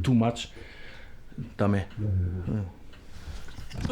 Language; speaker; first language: Japanese; non-native, learner; German